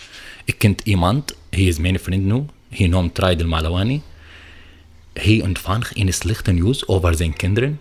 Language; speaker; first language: Dutch; non-native, learner; Arabic